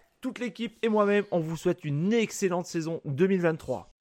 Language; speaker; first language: French; native; French